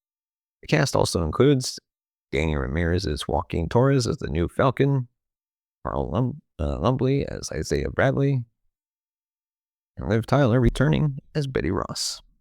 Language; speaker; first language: English; native; English